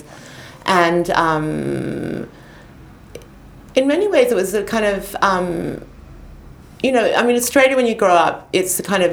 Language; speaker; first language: English; native; English